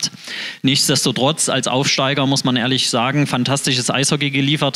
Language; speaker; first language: German; native; German